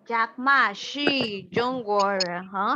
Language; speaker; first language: Chinese; non-native, fluent; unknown